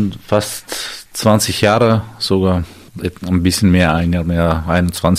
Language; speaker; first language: German; non-native, fluent; Armenian